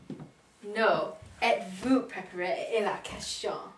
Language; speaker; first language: French; non-native, learner; English